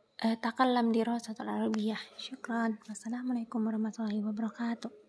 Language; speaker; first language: Arabic; non-native, learner; Indonesian